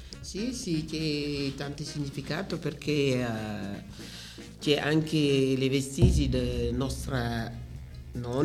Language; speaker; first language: Italian; non-native, learner; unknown